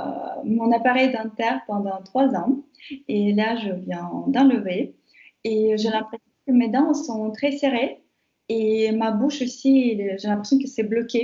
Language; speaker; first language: French; non-native, fluent; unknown